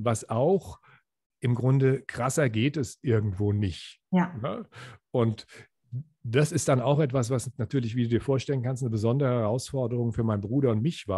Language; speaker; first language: German; native; German